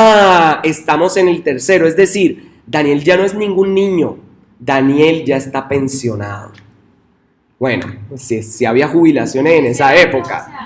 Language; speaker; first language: Spanish; native; Spanish